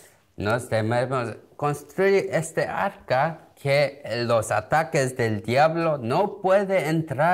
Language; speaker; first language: Spanish; non-native, learner; Korean